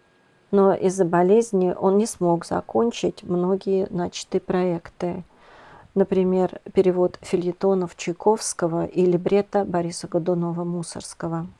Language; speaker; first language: Russian; native; Russian